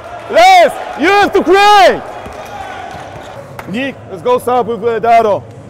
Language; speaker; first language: English; non-native, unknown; Polish